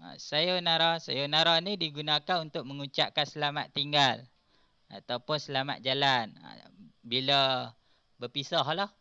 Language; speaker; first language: Malay; native; Malay